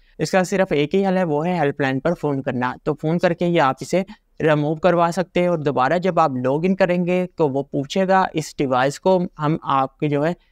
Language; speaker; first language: Urdu; non-native, local second language; Punjabi